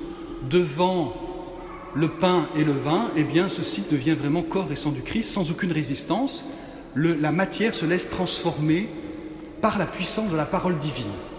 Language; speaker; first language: French; native; French